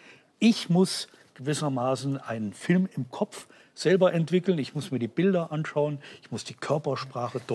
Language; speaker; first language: German; native; German